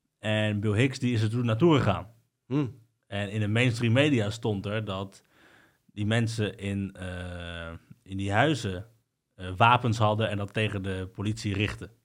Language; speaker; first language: Dutch; early bilingual, other home language; Spanish